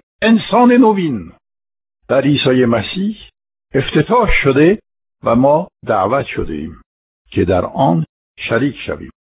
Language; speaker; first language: Persian; non-native, fluent; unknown